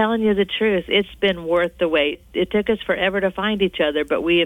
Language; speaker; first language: English; native; English